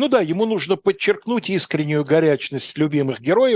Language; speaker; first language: Russian; native; Russian